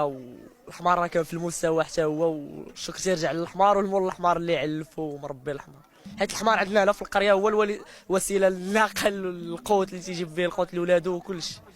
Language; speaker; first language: Arabic; native; Arabic